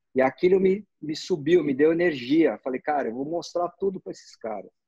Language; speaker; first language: Portuguese; native; Portuguese